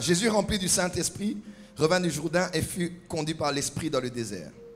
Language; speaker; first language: French; non-native, local second language; Lingala